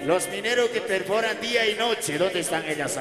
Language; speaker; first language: Spanish; native; Spanish